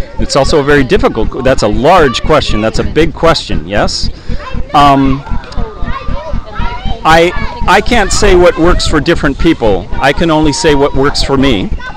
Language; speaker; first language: English; native; English